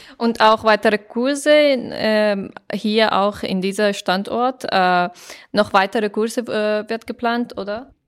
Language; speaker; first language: German; non-native, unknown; Persian